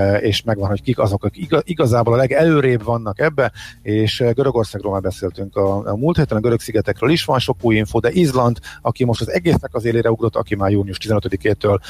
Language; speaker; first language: Hungarian; native; Hungarian